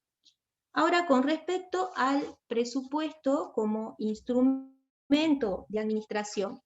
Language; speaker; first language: Spanish; native; Spanish